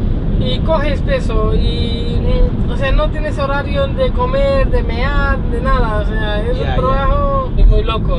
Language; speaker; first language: Spanish; non-native, learner; Urdu